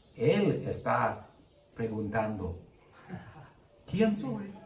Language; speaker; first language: Spanish; non-native, learner; English